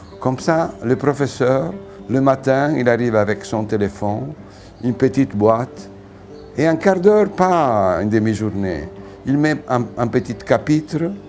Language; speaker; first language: French; non-native, fluent; Italian